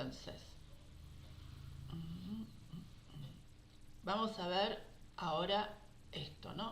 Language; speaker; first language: Spanish; native; Spanish